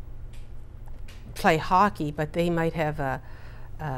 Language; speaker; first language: English; native; English